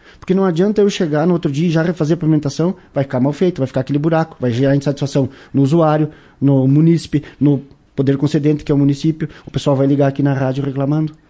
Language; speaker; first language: Portuguese; native; Portuguese